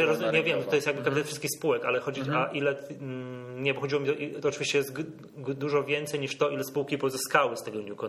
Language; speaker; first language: Polish; native; Polish